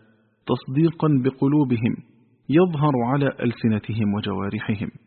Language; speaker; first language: Arabic; native; Arabic